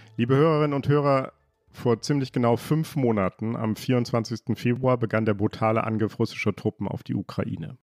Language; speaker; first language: German; native; German